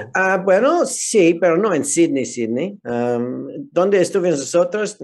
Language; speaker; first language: Spanish; non-native, fluent; English